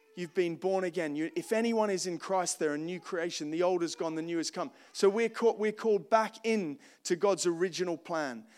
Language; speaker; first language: English; native; English